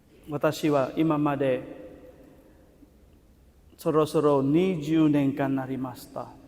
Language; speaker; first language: Japanese; non-native, fluent; Vietnamese